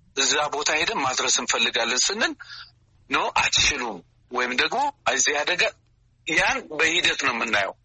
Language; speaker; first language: Amharic; native; Amharic